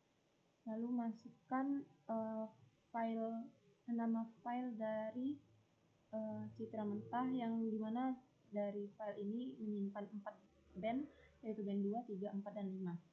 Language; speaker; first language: Indonesian; native; Indonesian